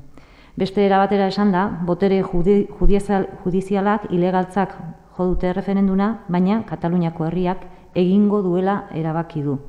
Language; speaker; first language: Basque; native; Basque